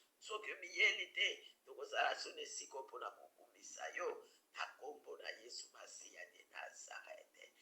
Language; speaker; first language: Lingala; native; Lingala